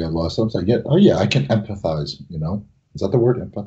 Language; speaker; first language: English; native; English